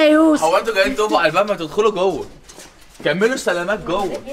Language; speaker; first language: Arabic; native; Arabic